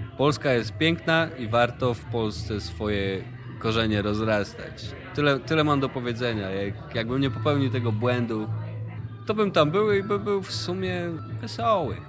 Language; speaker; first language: Polish; native; Polish